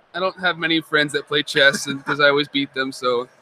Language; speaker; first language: English; native; English